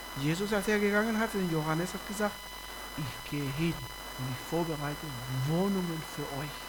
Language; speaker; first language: German; non-native, fluent; Spanish